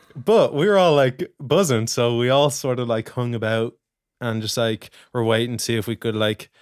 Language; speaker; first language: English; native; English